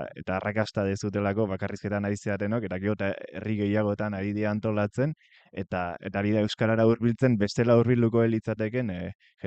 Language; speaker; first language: Basque; native; Basque